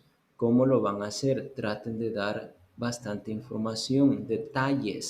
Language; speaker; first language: Spanish; native; Spanish